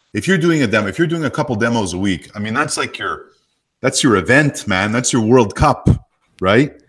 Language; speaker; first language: English; native; English